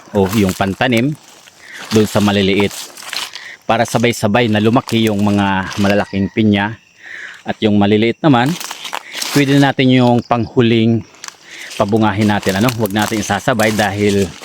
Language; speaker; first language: Filipino; non-native, local second language; Bikol